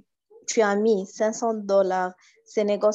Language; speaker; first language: French; non-native, learner; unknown